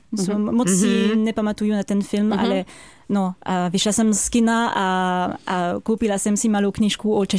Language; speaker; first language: Czech; non-native, fluent; French